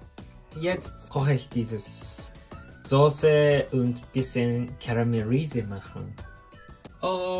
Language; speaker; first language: German; non-native, learner; Japanese